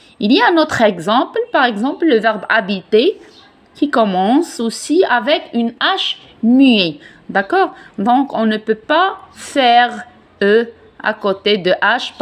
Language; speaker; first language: French; non-native, local second language; Arabic